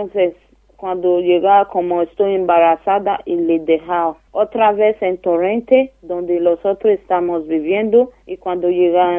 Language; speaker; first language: Spanish; non-native, learner; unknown